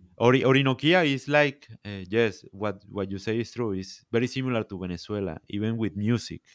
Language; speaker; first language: English; non-native, learner; Spanish